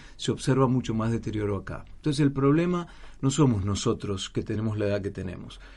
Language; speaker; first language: Spanish; native; Spanish